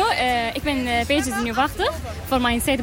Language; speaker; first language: Dutch; non-native, learner; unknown